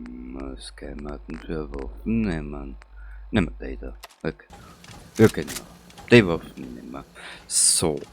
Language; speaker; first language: German; native; German